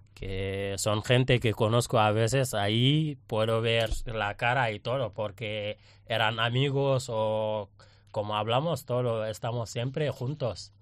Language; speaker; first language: Spanish; non-native, fluent; Wolof